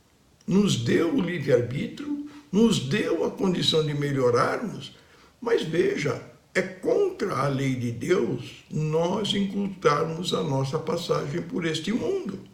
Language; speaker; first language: Portuguese; native; Portuguese